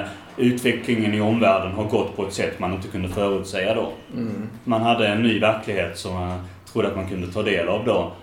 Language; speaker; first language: Swedish; native; Swedish